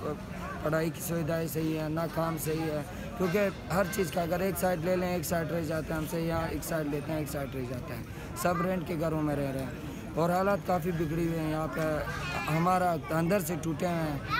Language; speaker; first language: Hindi; non-native, fluent; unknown